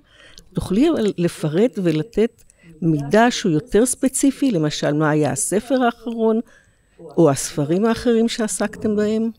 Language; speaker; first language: Hebrew; native; Hebrew